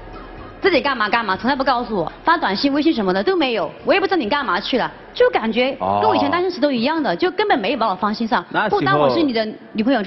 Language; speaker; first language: Chinese; native; Chinese